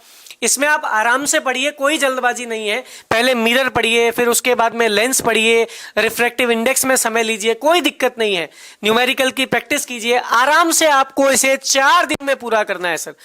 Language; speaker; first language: Hindi; native; Hindi